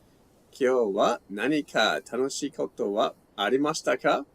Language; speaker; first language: Japanese; non-native, learner; English